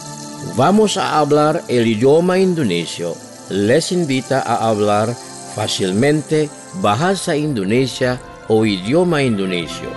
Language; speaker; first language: Spanish; non-native, fluent; Indonesian